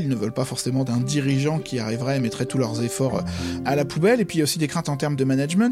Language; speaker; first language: French; native; French